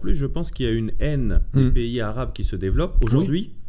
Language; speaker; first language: French; non-native, local second language; Arabic